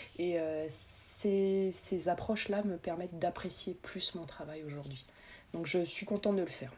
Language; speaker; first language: French; native; French